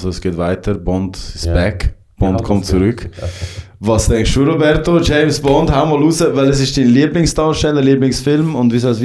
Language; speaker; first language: German; native; German